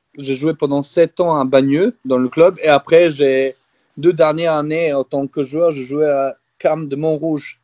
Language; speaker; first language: French; non-native, fluent; Serbian